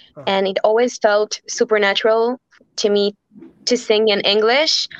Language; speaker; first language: English; non-native, fluent; Hebrew